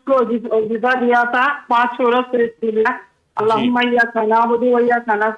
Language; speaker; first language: Hindi; non-native, learner; Bangla